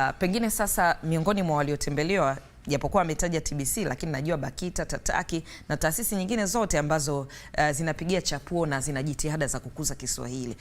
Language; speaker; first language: Swahili; native; Swahili